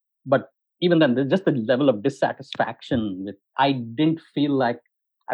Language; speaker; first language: English; non-native, local second language; Hindi